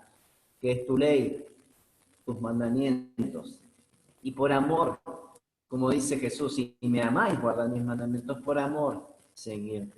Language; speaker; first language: Spanish; native; Spanish